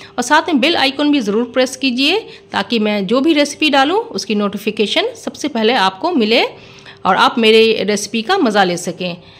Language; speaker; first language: Hindi; native; Hindi